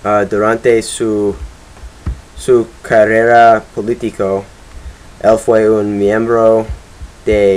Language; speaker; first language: Spanish; non-native, learner; English